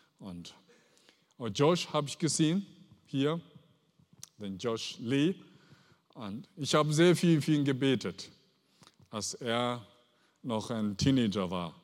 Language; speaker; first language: German; non-native, fluent; Chinese